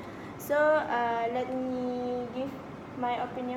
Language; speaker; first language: English; non-native, local second language; Malay